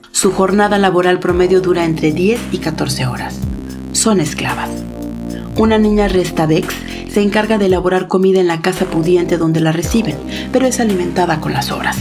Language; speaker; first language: Spanish; native; Spanish